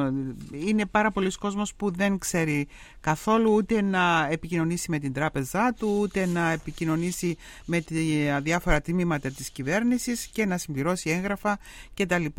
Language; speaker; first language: Greek; native; Greek